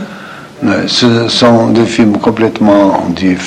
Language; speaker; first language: French; non-native, fluent; Portuguese